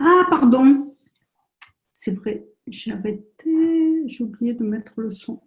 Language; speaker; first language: French; native; French